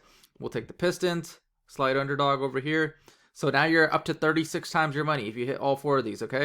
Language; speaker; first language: English; native; English